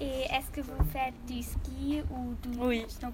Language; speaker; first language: French; non-native, learner; German